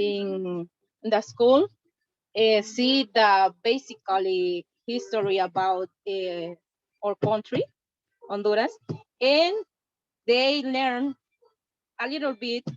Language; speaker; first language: English; non-native, learner; Spanish